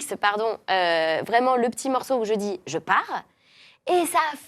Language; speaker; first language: French; native; French